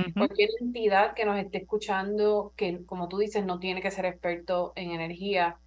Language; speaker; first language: Spanish; native; Spanish